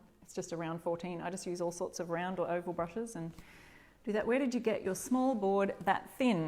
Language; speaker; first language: English; native; English